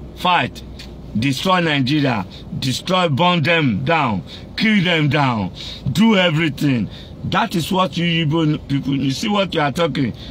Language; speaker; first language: Nigerian Pidgin; non-native, local second language; Yoruba